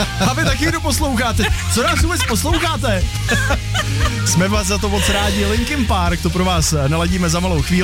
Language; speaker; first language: Czech; native; Czech